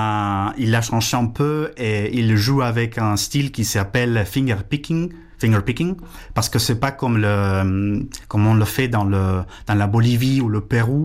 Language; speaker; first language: French; non-native, fluent; Spanish